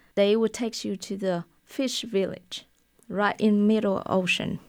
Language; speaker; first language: English; non-native, fluent; Vietnamese